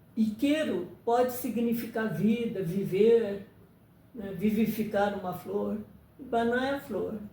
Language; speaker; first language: Portuguese; early bilingual, other home language; Japanese